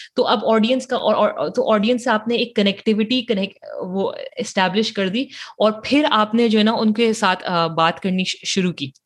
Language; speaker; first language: Urdu; native; Urdu